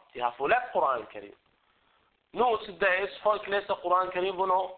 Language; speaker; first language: Danish; early bilingual, other home language; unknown